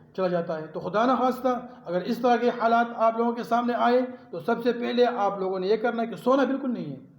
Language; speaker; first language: Urdu; non-native, local second language; Pashto